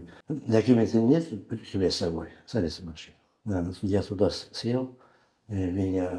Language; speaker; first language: Russian; non-native, learner; Uzbek